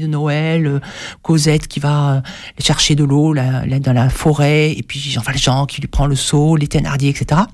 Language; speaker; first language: French; native; French